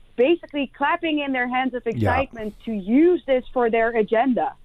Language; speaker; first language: English; non-native, fluent; Dutch